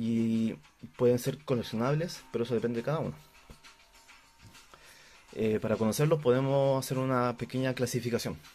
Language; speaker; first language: Spanish; native; Spanish